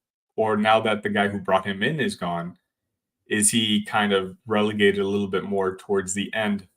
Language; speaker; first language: English; native; English